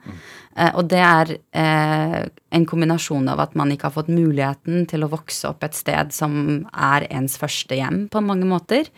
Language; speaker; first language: Norwegian; early bilingual, other home language; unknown